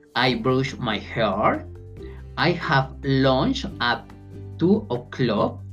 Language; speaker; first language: English; non-native, learner; Spanish